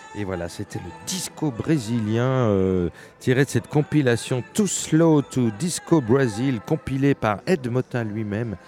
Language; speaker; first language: French; native; French